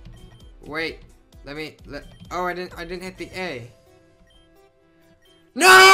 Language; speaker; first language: English; native; English